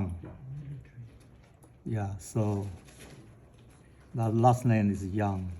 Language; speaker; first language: English; non-native, fluent; Chinese